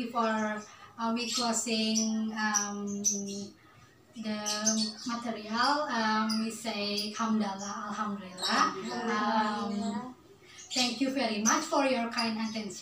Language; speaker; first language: English; non-native, learner; Indonesian